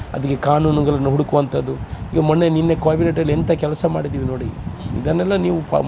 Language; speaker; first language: Kannada; non-native, local second language; Tulu